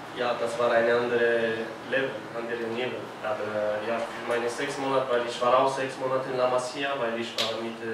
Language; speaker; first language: German; non-native, local second language; French